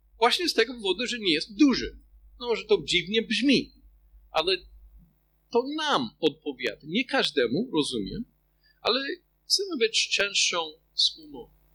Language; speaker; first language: Polish; non-native, fluent; English